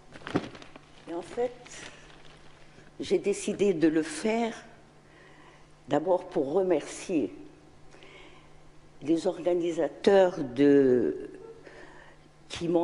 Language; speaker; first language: French; non-native, local second language; Arabic